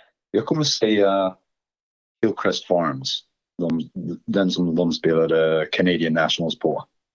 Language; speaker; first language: Swedish; non-native, fluent; English